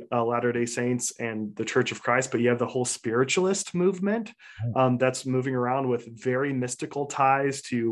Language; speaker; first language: English; native; English